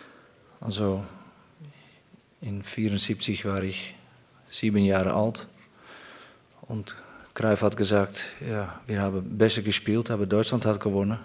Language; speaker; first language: German; non-native, fluent; Dutch